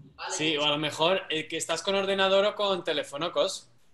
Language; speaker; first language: Spanish; native; Spanish